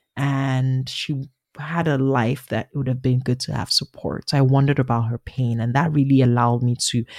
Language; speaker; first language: English; non-native, local second language; Igbo